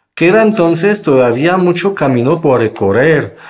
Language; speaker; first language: Spanish; non-native, fluent; French